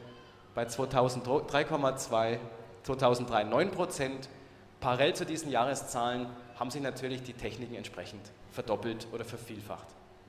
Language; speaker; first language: German; native; German